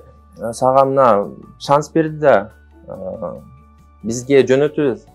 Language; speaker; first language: Kyrgyz; non-native, local second language; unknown